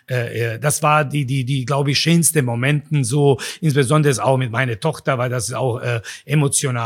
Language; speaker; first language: German; non-native, fluent; Bosnian